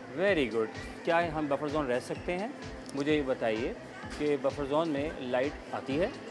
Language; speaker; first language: Urdu; native; Urdu